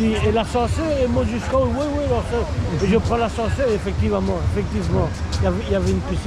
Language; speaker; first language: French; non-native, fluent; Spanish